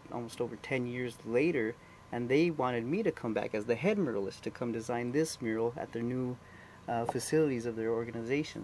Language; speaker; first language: English; native; English